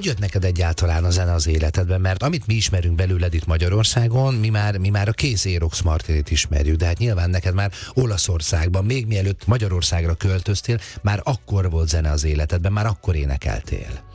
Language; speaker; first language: Hungarian; native; Hungarian